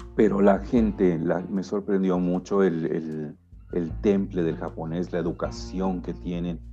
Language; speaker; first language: Spanish; native; Spanish